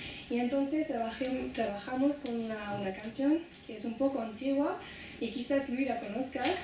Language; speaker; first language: Spanish; non-native, fluent; French